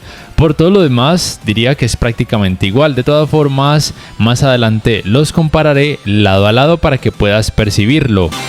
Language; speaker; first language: Spanish; native; Spanish